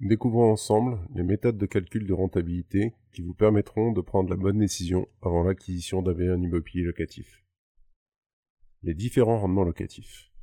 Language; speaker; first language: French; native; French